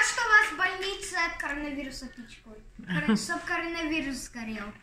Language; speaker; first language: Russian; early bilingual, heritage; Russian